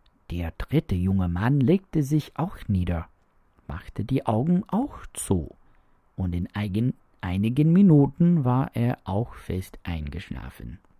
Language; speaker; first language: German; non-native, fluent; English